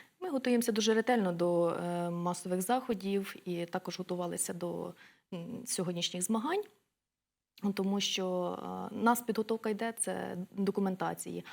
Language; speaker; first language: Ukrainian; native; Ukrainian